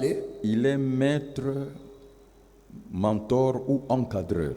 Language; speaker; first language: French; non-native, local second language; Lingala